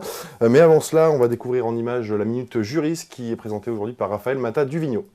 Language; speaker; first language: French; native; French